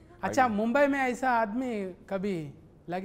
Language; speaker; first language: Hindi; non-native, local second language; Telugu